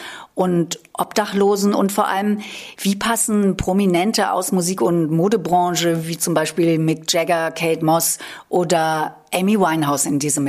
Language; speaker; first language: German; native; German